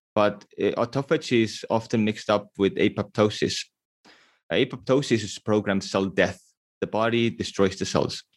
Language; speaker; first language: English; non-native, fluent; Estonian